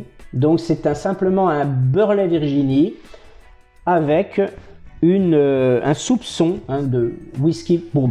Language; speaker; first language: French; native; French